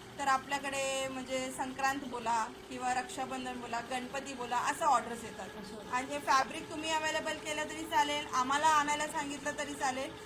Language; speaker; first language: Marathi; non-native, local second language; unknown